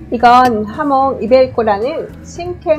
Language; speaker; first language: Korean; native; Korean